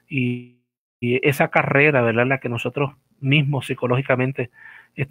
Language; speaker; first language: Spanish; native; Spanish